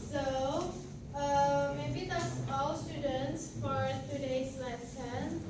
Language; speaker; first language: English; non-native, fluent; Indonesian